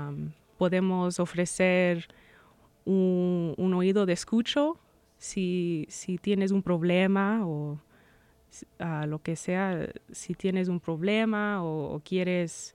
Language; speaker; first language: Spanish; early bilingual, heritage; Spanish